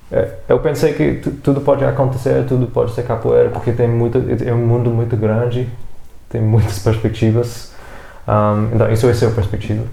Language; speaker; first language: Portuguese; non-native, fluent; English